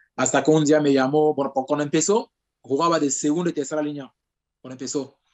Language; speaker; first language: Spanish; non-native, fluent; French